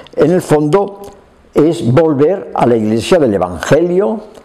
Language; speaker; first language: Spanish; native; Spanish